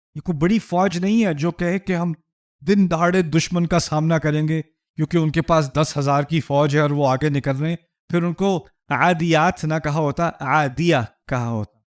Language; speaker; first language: Urdu; early bilingual, heritage; Urdu